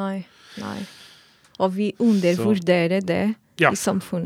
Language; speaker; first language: Norwegian; non-native, fluent; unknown